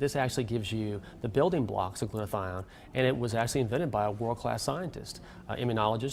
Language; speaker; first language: English; native; English